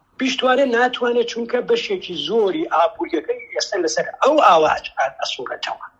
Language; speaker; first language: Central Kurdish; native; Central Kurdish